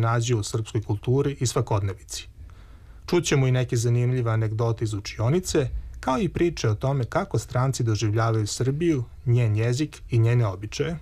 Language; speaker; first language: Serbian; native; Serbian